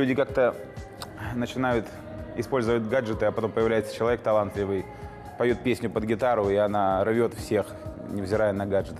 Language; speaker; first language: Russian; native; Russian